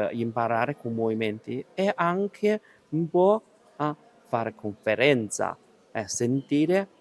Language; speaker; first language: Italian; non-native, learner; Chinese